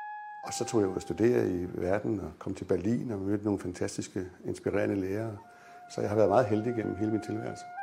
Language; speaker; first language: Danish; native; Danish